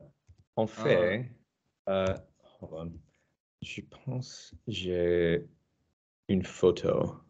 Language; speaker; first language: French; non-native, learner; English